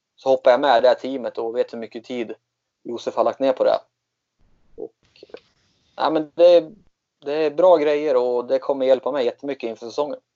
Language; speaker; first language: Swedish; native; Swedish